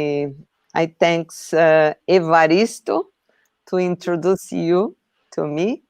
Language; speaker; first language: English; non-native, learner; Portuguese